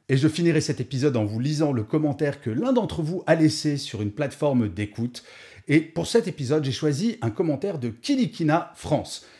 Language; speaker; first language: French; native; French